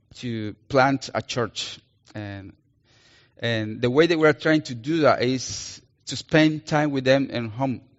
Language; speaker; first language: English; non-native, fluent; Spanish